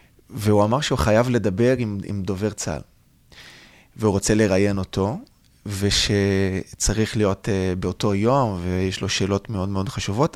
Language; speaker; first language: Hebrew; non-native, fluent; Portuguese